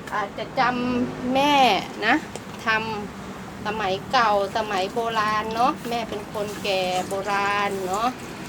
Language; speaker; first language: Thai; native; Thai